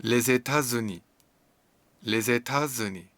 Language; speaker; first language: French; non-native, learner; English